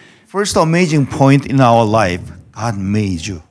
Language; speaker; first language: English; non-native, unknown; Korean